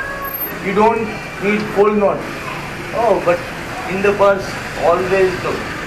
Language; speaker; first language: English; non-native, learner; Hindi